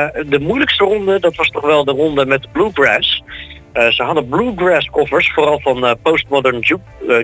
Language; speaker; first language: Dutch; native; Dutch